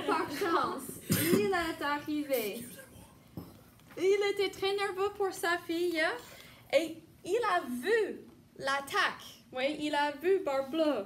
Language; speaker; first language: French; non-native, fluent; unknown